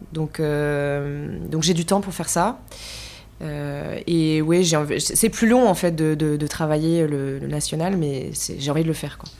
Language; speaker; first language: French; native; French